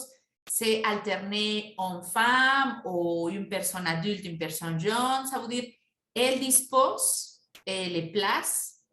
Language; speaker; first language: French; non-native, fluent; Spanish